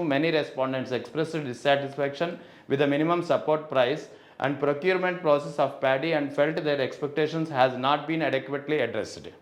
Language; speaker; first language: English; non-native, local second language; Telugu